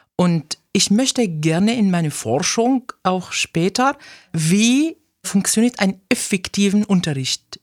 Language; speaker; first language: German; non-native, fluent; Arabic